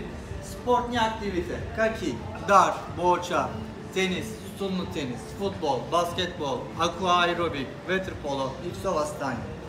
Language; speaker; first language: Russian; non-native, learner; Turkish